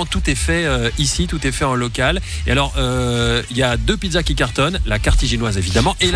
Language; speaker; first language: French; native; French